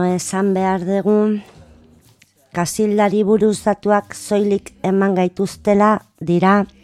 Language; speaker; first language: Basque; non-native, local second language; Spanish